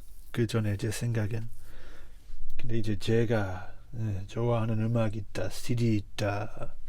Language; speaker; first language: Korean; non-native, fluent; English